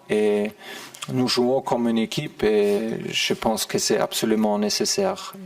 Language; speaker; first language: French; non-native, fluent; German